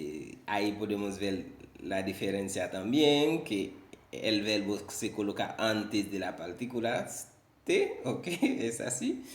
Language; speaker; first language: Spanish; non-native, fluent; Haitian Creole